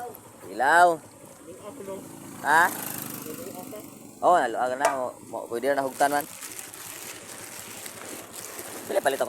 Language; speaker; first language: Filipino; non-native, local second language; Cebuano